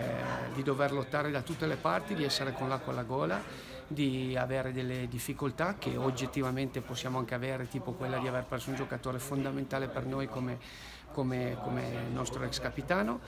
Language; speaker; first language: Italian; native; Italian